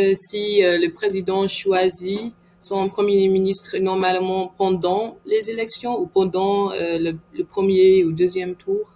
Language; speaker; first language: French; non-native, fluent; English